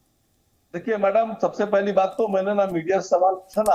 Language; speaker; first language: Hindi; native; Hindi